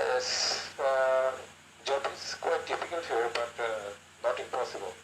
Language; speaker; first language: English; non-native, learner; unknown